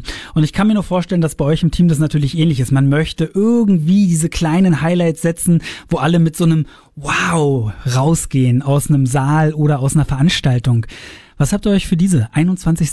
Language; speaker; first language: German; native; German